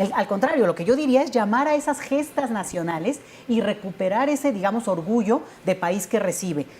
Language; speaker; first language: Spanish; native; Spanish